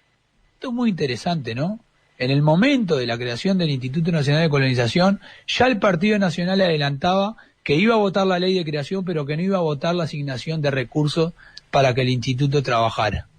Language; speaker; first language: Spanish; native; Spanish